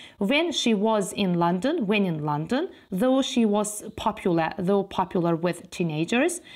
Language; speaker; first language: English; non-native, fluent; Azerbaijani